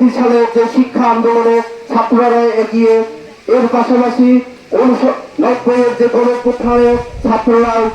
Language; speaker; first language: Bangla; non-native, local second language; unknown